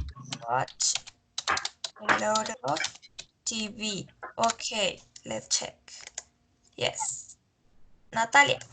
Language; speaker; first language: English; non-native, learner; Spanish